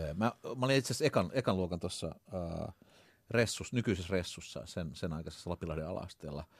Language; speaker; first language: Finnish; early bilingual, other home language; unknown